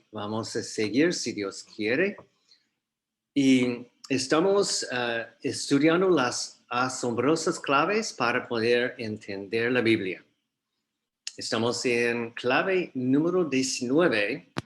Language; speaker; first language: Spanish; non-native, fluent; English